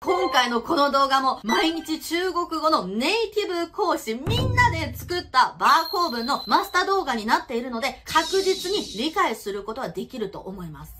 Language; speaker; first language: Japanese; non-native, fluent; Chinese